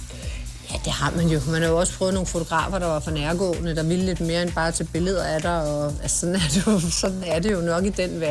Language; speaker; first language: Danish; native; Danish